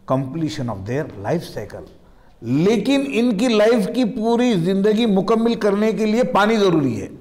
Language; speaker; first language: Hindi; non-native, local second language; Marathi